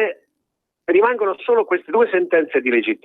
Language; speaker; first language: Italian; native; Italian